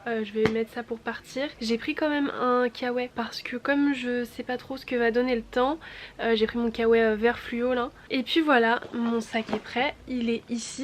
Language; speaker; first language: French; native; French